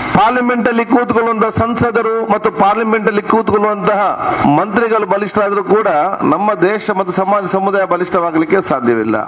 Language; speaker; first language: Kannada; non-native, local second language; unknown